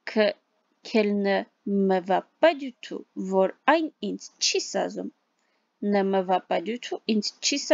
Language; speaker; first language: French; non-native, fluent; Armenian